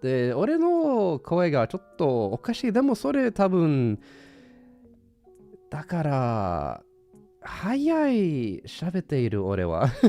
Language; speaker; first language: Japanese; non-native, learner; English